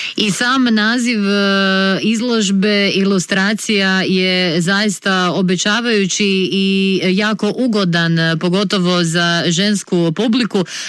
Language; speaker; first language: Bosnian; native; Bosnian